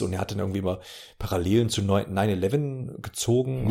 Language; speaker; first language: German; native; German